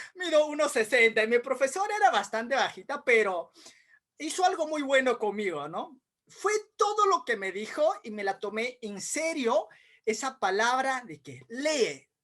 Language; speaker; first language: Spanish; non-native, local second language; Quechua